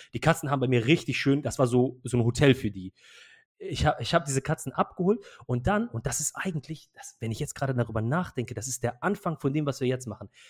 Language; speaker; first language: German; early bilingual, other home language; Arabic